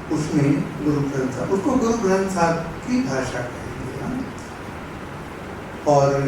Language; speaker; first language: Hindi; non-native, local second language; Punjabi